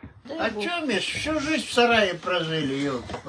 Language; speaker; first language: Russian; native; Russian